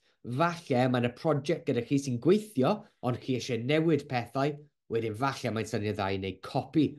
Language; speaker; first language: Welsh; non-native, local second language; English